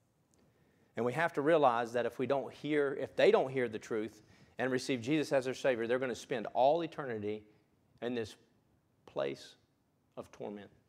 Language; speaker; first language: English; native; English